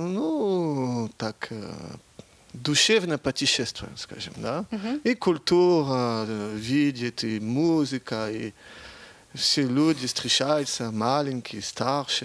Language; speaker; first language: Russian; early bilingual, heritage; French